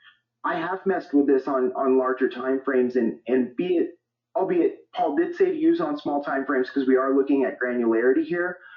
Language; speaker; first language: English; native; English